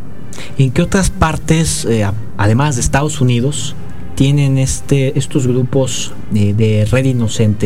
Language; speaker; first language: Spanish; native; Spanish